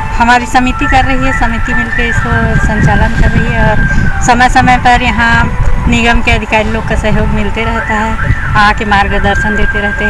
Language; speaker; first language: Hindi; non-native, local second language; Chhattisgarhi